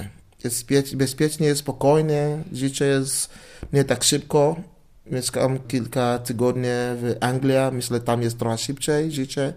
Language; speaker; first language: Polish; non-native, learner; English